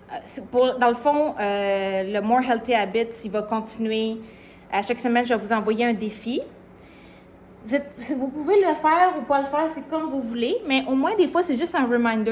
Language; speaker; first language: French; native; French